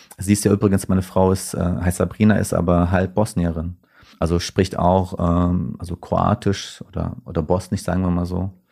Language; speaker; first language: German; early bilingual, other home language; Turkish